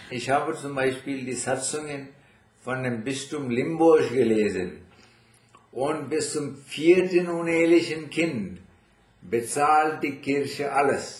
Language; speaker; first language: German; non-native, fluent; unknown